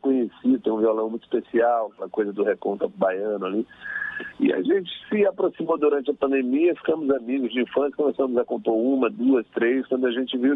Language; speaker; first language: Portuguese; native; Portuguese